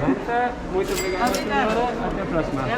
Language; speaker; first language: Portuguese; non-native, learner; English